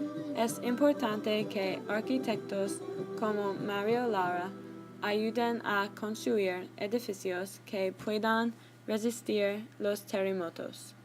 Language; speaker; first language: Spanish; non-native, learner; English